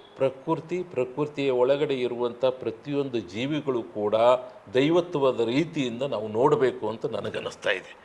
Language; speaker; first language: Kannada; native; Kannada